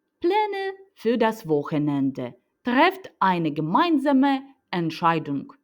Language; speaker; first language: German; non-native, fluent; Ukrainian